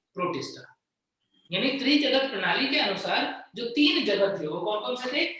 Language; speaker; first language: Hindi; native; Hindi